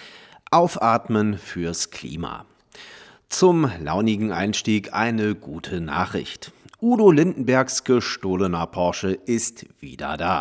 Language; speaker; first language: German; native; German